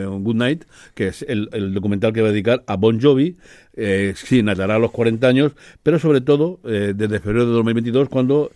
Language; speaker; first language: Spanish; native; Spanish